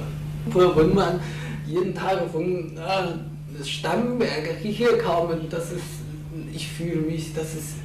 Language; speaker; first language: German; non-native, learner; Chinese